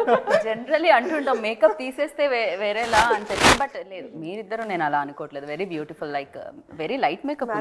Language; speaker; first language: Telugu; native; Telugu